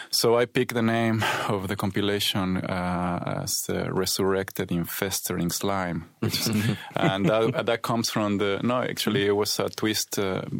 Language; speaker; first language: English; non-native, fluent; Spanish